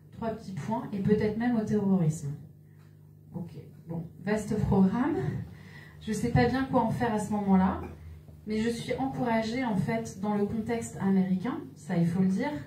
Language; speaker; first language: French; native; French